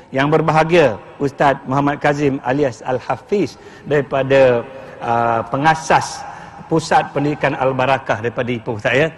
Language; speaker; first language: Malay; native; Malay